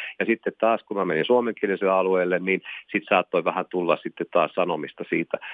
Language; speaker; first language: Finnish; non-native, local second language; Swedish